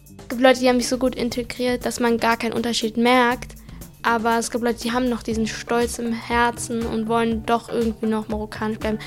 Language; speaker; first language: German; early bilingual, other home language; Arabic